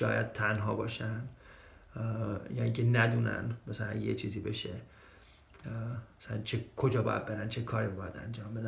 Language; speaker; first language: Persian; early bilingual, heritage; Persian